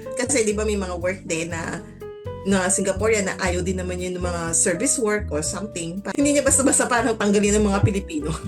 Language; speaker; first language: Filipino; native; Filipino